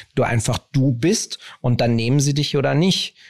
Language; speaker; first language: German; native; German